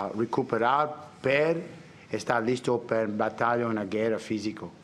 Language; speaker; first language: Spanish; non-native, fluent; English